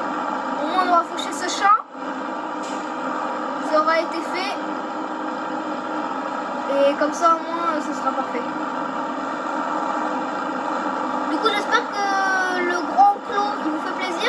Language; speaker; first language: French; native; French